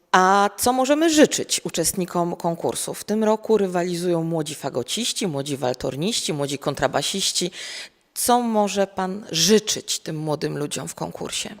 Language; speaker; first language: Polish; native; Polish